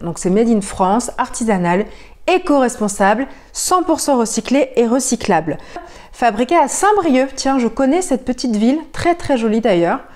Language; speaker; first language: French; native; French